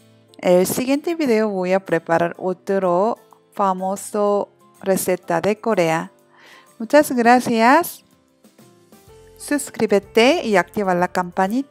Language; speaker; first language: Spanish; non-native, learner; Korean